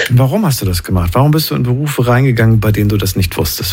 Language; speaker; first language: German; native; German